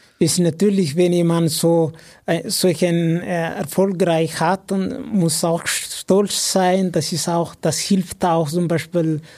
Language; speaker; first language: German; non-native, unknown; Amharic